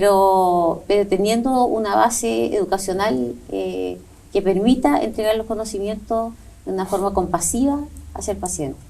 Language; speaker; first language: Spanish; native; Spanish